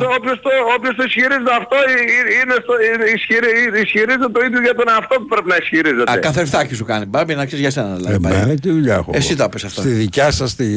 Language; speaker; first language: Greek; native; Greek